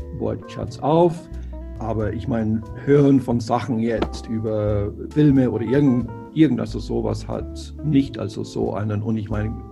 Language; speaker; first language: German; non-native, fluent; English